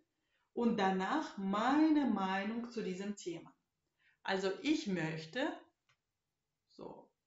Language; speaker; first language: German; non-native, fluent; Russian